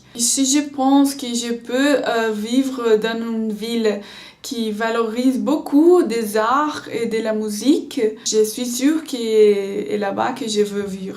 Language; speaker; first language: French; non-native, learner; Portuguese